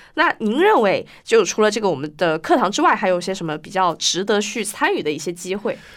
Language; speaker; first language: Chinese; native; Chinese